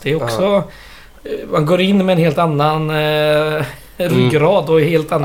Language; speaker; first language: Swedish; native; Swedish